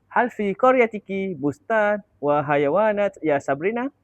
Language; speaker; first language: Arabic; non-native, learner; Malay